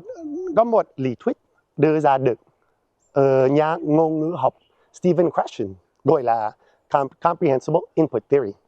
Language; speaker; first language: Vietnamese; non-native, learner; English